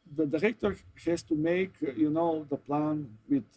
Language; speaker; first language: English; non-native, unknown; Macedonian